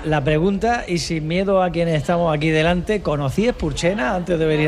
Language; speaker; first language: Spanish; native; Spanish